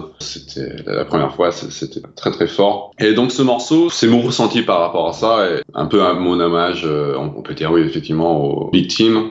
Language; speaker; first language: French; non-native, fluent; English